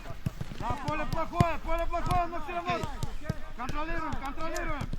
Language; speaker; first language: Russian; non-native, local second language; Tajik